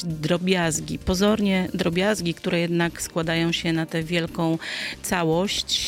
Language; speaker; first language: Polish; native; Polish